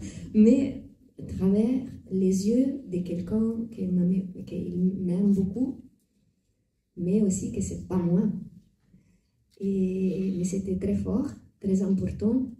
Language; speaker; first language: French; non-native, fluent; Italian